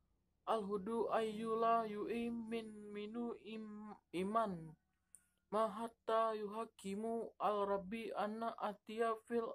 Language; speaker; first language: Arabic; non-native, learner; Indonesian